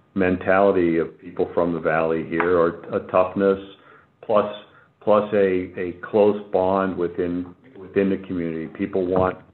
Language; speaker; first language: English; native; English